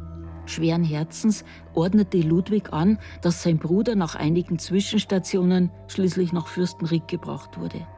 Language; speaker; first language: German; native; German